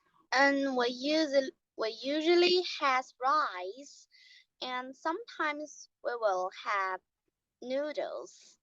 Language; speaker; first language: English; non-native, learner; Chinese